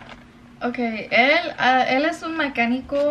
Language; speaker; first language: Spanish; early bilingual, other home language; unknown